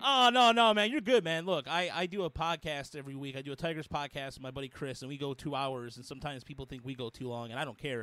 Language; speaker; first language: English; early bilingual, other home language; Spanish